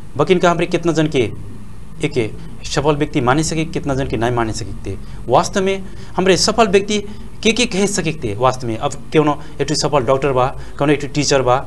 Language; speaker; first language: Bhojpuri; native; Bhojpuri